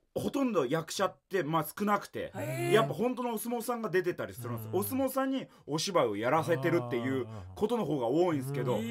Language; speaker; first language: Japanese; native; Japanese